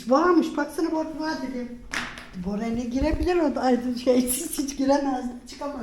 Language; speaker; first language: Turkish; native; Turkish